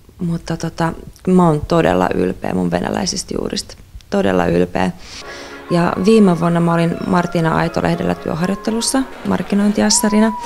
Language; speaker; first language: Finnish; early bilingual, other home language; Russian